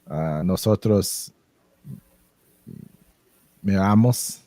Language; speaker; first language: Spanish; non-native, learner; English